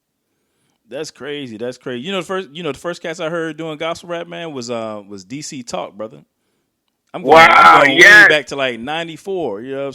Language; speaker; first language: English; native; English